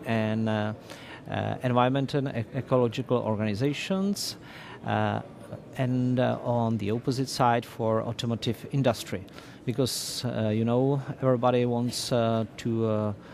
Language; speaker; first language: English; non-native, fluent; Czech